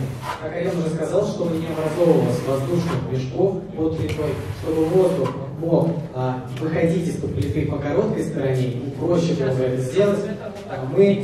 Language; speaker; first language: Russian; native; Russian